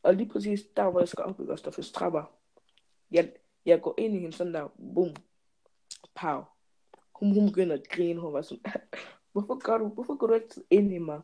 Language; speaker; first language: Danish; early bilingual, other home language; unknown